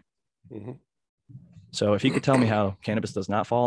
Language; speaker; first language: English; native; English